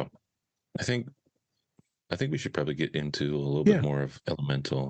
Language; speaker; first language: English; native; English